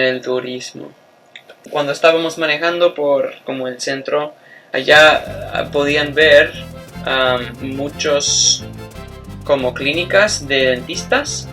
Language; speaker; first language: Spanish; non-native, fluent; English